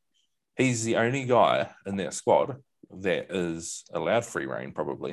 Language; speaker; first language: English; native; English